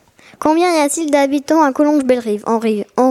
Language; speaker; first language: French; native; French